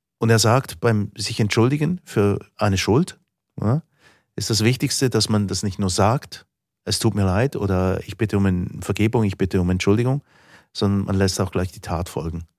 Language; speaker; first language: German; native; German